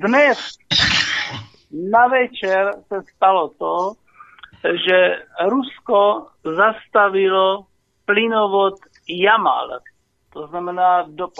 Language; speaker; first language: Czech; native; Czech